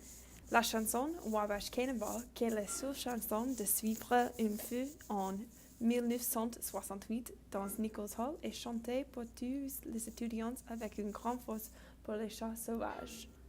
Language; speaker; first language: French; non-native, learner; English